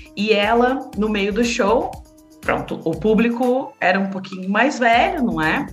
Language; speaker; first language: Portuguese; native; Portuguese